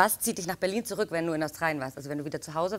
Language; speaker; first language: German; native; German